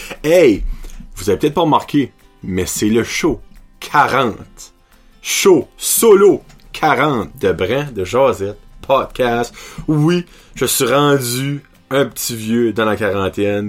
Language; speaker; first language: French; native; French